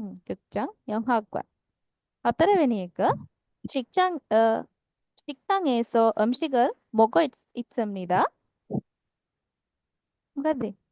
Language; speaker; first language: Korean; non-native, fluent; Sinhala